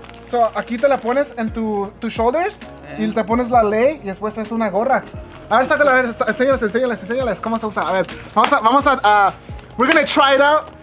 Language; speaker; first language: Spanish; early bilingual, heritage; Spanish